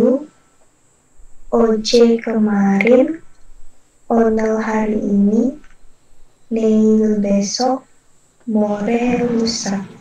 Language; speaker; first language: Korean; non-native, learner; Indonesian